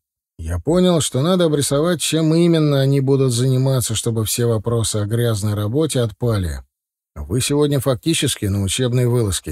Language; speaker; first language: Russian; native; Russian